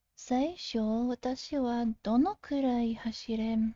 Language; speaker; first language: Japanese; non-native, learner; English